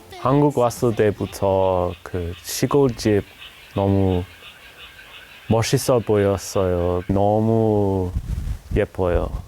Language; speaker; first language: Korean; non-native, learner; English